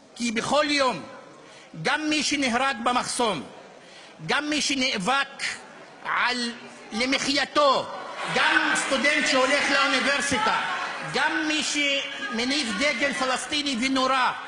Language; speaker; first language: Hebrew; non-native, local second language; Arabic